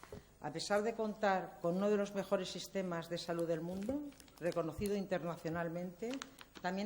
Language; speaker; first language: Spanish; native; Spanish